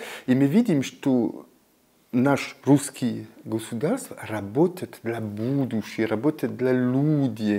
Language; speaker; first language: Russian; non-native, fluent; French